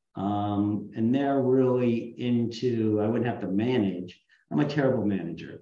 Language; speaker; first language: English; native; English